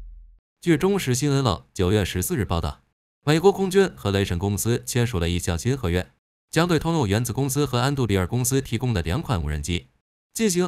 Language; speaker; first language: Chinese; native; Chinese